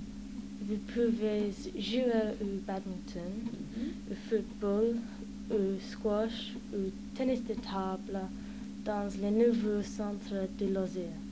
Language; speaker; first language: French; non-native, learner; English